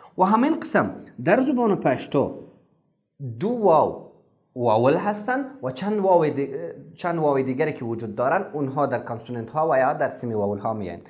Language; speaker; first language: Persian; non-native, local second language; Pashto